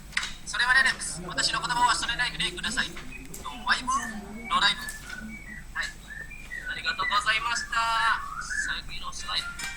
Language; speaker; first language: Japanese; non-native, learner; Indonesian